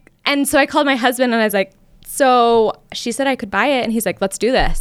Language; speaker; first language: English; native; English